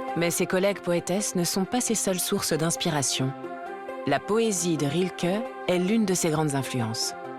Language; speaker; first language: French; native; French